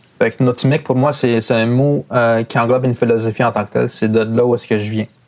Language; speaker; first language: French; non-native, local second language; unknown